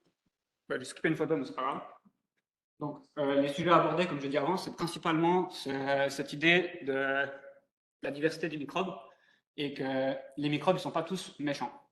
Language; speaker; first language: French; native; French